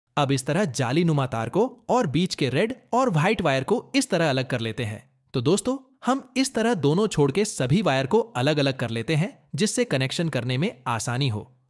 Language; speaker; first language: Hindi; native; Hindi